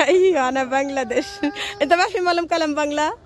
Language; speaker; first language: Arabic; non-native, learner; Bangla